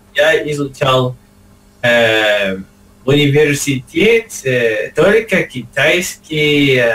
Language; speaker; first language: Russian; non-native, learner; English